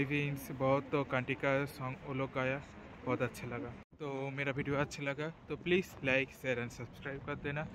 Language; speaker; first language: Hindi; non-native, local second language; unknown